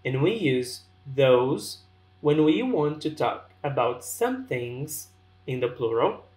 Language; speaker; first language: English; non-native, fluent; Portuguese